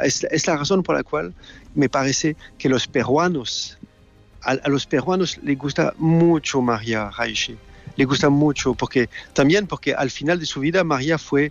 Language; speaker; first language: Spanish; non-native, learner; French